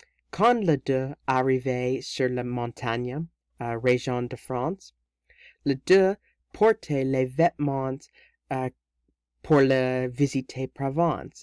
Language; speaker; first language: French; non-native, learner; English